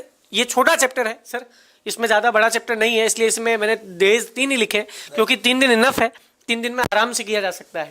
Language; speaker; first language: Hindi; native; Hindi